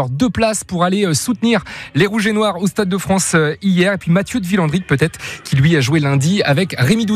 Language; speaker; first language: French; native; French